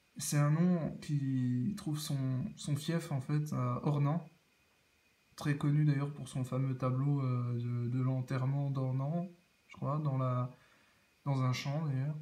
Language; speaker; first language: French; native; French